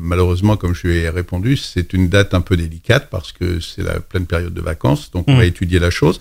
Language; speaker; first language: French; native; French